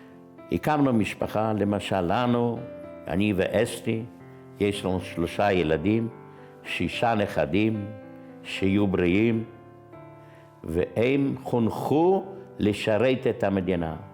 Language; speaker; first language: Hebrew; non-native, fluent; Yiddish